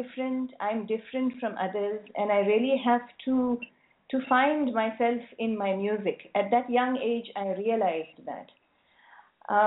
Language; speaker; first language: English; native; English